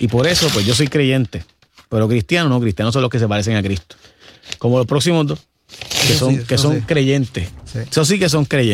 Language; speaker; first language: Spanish; native; Spanish